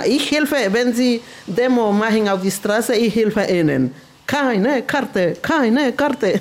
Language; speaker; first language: German; non-native, learner; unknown